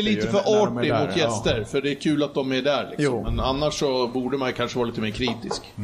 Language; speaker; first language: Swedish; native; Swedish